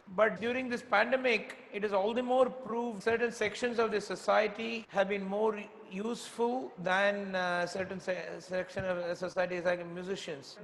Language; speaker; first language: English; non-native, local second language; Tamil